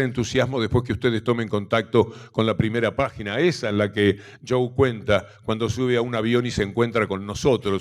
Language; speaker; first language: Spanish; native; Spanish